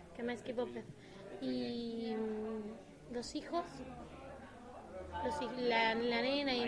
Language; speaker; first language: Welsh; non-native, learner; Spanish